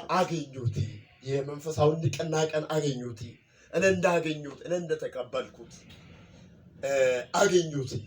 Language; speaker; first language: Amharic; non-native, local second language; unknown